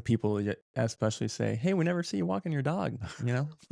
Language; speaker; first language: English; native; English